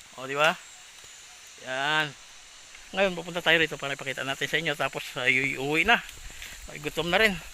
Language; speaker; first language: Filipino; native; Filipino